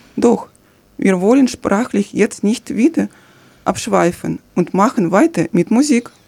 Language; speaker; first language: German; non-native, fluent; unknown